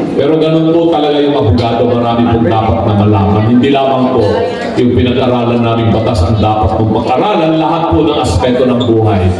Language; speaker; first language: Filipino; non-native, local second language; Pangasinan